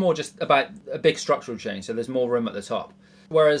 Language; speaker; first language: English; native; English